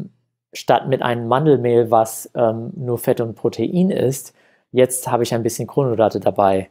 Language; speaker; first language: German; non-native, fluent; English